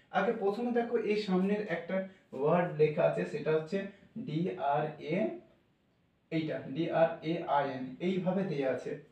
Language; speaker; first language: Bangla; non-native, local second language; Santali